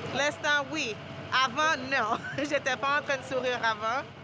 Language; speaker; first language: French; early bilingual, heritage; French